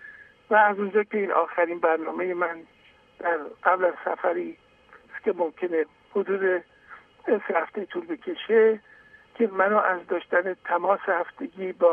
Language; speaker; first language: Persian; native; Persian